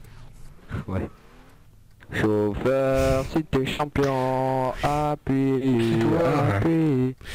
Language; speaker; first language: French; native; French